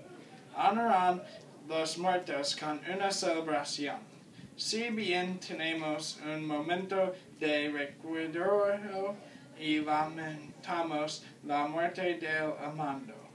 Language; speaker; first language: Spanish; non-native, learner; English